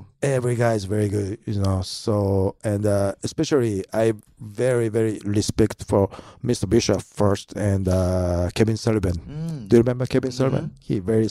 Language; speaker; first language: English; non-native, learner; Japanese